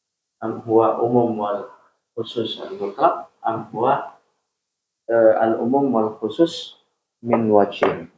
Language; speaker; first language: Arabic; non-native, fluent; Indonesian